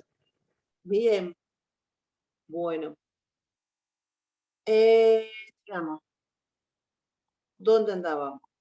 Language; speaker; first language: Spanish; native; Spanish